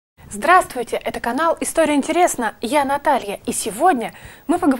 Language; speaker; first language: Russian; native; Russian